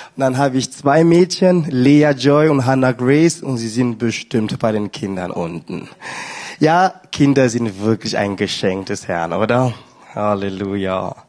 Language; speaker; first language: German; non-native, fluent; French